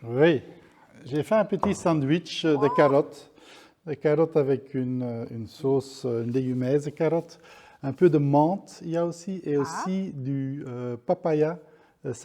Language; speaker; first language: French; non-native, local second language; Dutch